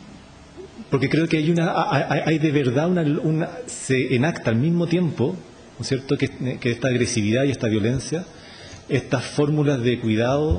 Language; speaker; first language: Spanish; native; Spanish